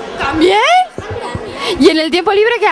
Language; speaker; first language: Spanish; native; Spanish